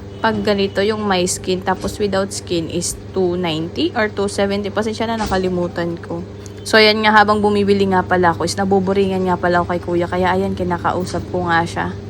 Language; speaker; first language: Filipino; native; Filipino